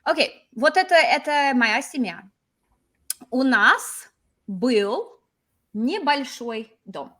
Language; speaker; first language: Russian; non-native, fluent; English